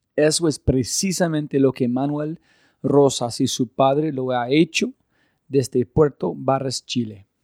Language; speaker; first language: Spanish; non-native, fluent; English